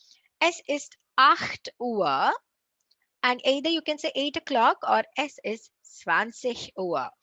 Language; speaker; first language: German; non-native, learner; Tamil